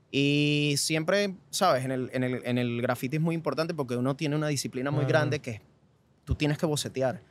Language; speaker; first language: Spanish; native; Spanish